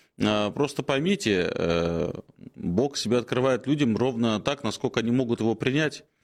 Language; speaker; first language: Russian; native; Russian